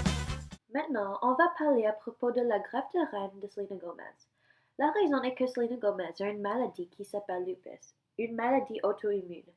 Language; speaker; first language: French; non-native, learner; English